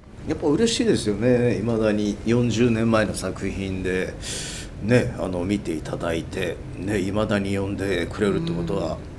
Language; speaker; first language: Japanese; native; Japanese